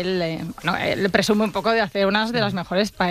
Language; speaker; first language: Spanish; native; Spanish